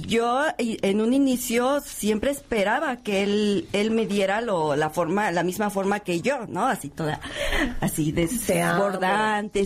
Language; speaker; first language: Spanish; native; Spanish